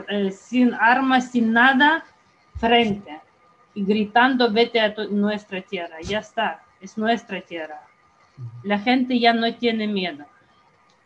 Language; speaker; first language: Spanish; non-native, fluent; Ukrainian